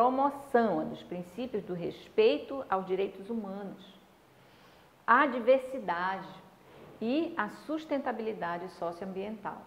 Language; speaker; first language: Portuguese; native; Portuguese